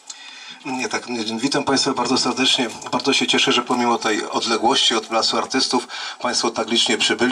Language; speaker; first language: Polish; native; Polish